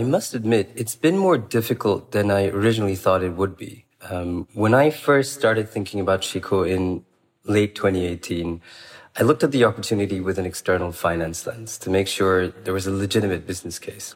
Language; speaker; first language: English; non-native, local second language; Bangla